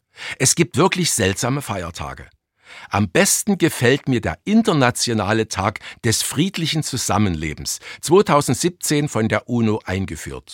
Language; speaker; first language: German; native; German